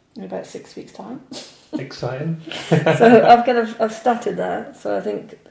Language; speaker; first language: English; native; English